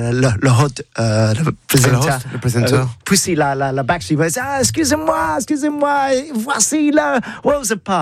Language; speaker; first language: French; non-native, learner; English